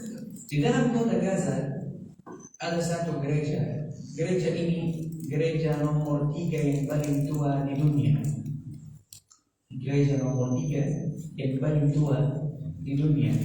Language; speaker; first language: Indonesian; non-native, fluent; Arabic